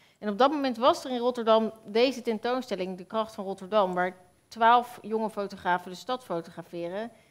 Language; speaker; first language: Dutch; native; Dutch